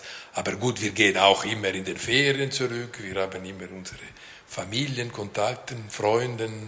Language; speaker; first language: German; non-native, local second language; French